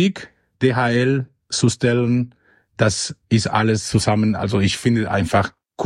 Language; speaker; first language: German; non-native, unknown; Spanish